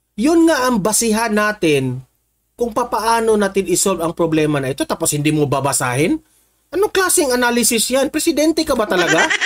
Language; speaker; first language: Filipino; non-native, local second language; Cebuano